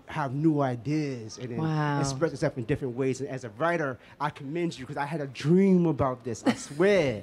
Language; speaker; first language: English; non-native, fluent; French